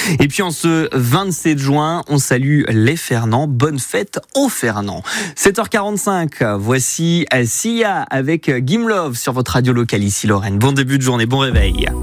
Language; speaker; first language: French; native; French